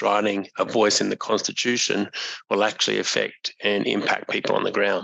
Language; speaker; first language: English; native; English